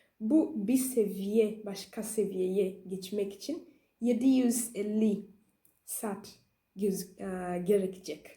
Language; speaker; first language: Turkish; non-native, learner; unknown